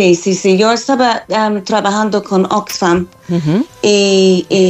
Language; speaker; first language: Spanish; non-native, fluent; English